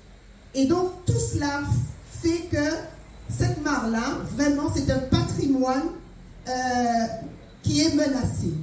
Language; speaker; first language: French; native; French